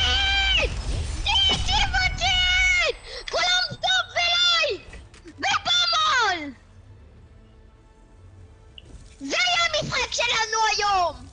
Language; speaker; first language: Hebrew; native; Hebrew